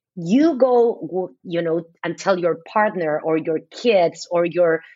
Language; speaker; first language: English; non-native, fluent; Spanish